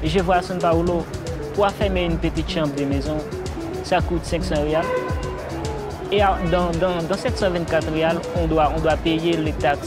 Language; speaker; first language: French; non-native, local second language; Haitian Creole